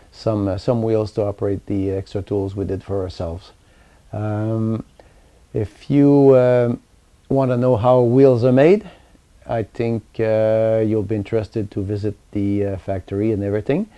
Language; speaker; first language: English; non-native, local second language; French